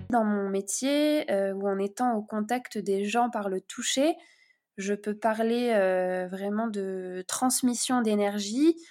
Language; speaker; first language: French; native; French